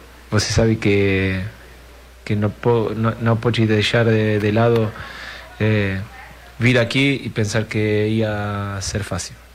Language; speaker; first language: Portuguese; non-native, fluent; Spanish